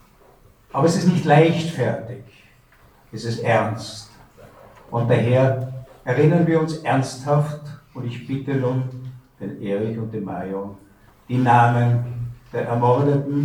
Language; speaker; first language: German; native; German